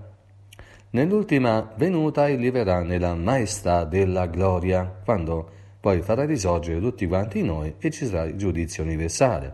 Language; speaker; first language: Italian; native; Italian